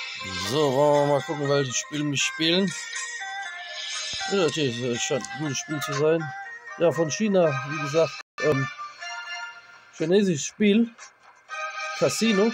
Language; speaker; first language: German; native; German